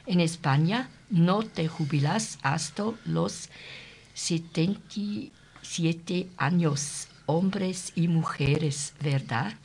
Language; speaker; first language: Spanish; non-native, learner; German